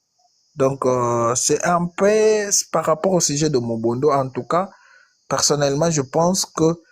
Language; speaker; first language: French; non-native, local second language; Lingala